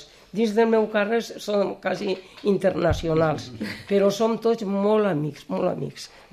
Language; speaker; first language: Catalan; non-native, local second language; Spanish